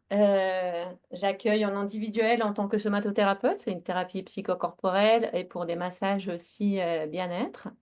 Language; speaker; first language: French; native; French